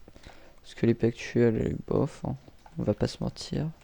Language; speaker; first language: French; native; French